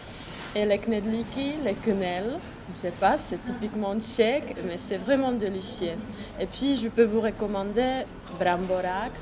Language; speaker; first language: French; non-native, fluent; Czech